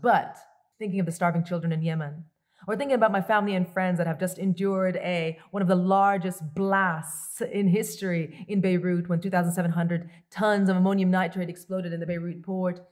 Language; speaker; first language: English; non-native, local second language; Arabic